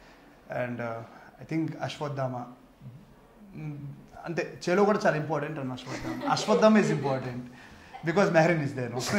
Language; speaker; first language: Telugu; native; Telugu